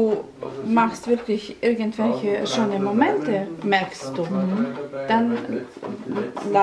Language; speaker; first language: German; non-native, fluent; Russian